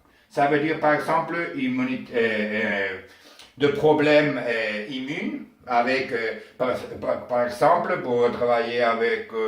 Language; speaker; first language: French; non-native, learner; Spanish